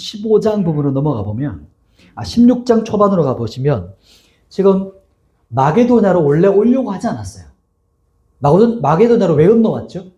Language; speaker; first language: Korean; native; Korean